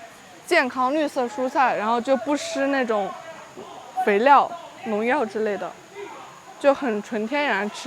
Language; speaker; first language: Chinese; native; Chinese